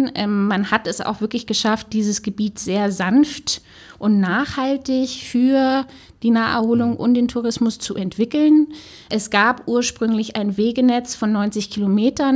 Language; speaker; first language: German; native; German